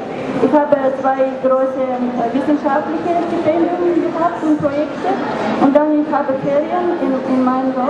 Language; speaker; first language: German; non-native, learner; Romanian